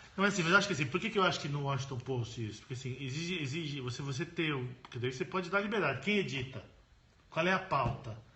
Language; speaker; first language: Portuguese; native; Portuguese